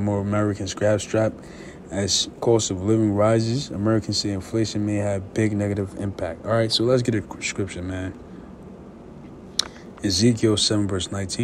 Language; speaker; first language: English; native; English